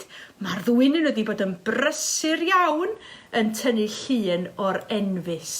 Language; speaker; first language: Welsh; native; Welsh